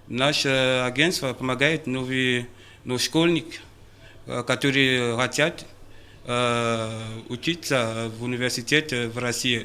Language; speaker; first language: Russian; non-native, fluent; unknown